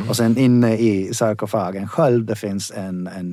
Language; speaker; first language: Swedish; non-native, fluent; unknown